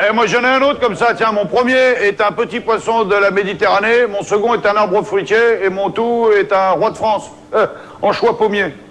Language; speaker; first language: French; native; French